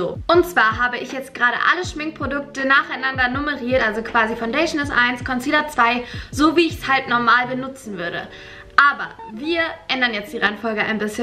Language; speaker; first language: German; native; German